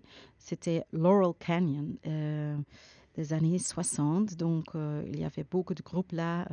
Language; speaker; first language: French; non-native, learner; Dutch